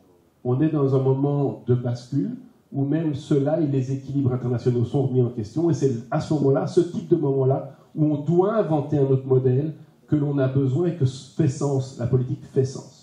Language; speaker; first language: French; native; French